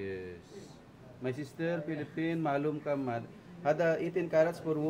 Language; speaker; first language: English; non-native, learner; Filipino